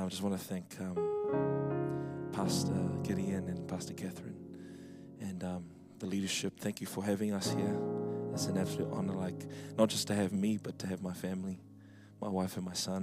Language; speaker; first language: English; native; English